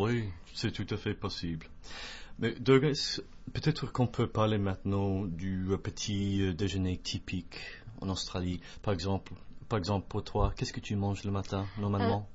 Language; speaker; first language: French; non-native, fluent; English